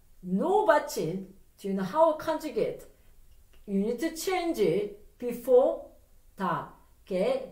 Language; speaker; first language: English; non-native, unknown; Korean